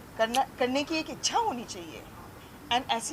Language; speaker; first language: Hindi; native; Hindi